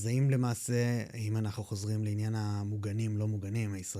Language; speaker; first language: Hebrew; native; Hebrew